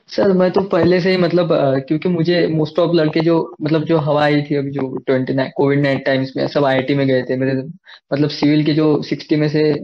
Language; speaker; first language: Hindi; non-native, local second language; Marathi